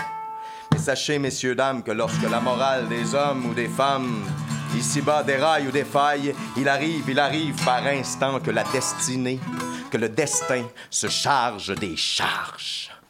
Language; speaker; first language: French; native; French